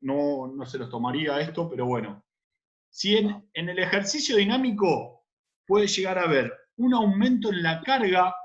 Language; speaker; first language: Spanish; native; Spanish